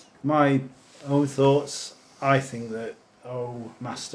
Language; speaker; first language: English; native; English